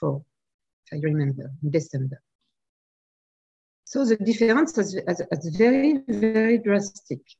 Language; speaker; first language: English; non-native, fluent; French